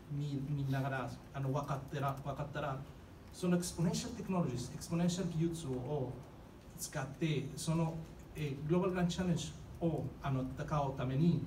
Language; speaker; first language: Japanese; non-native, fluent; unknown